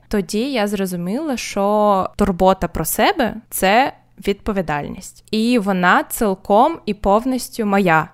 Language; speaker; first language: Ukrainian; non-native, local second language; Russian